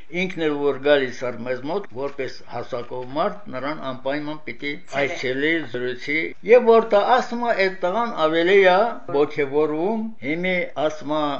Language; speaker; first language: Armenian; native; Armenian